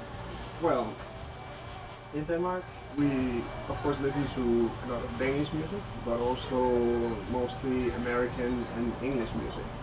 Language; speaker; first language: English; non-native, fluent; Danish